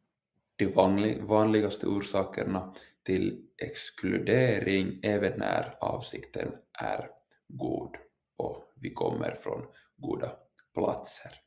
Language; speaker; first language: Swedish; non-native, local second language; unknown